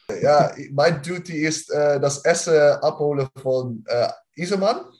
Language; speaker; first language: German; non-native, learner; Dutch